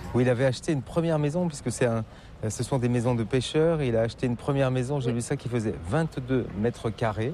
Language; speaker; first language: French; native; French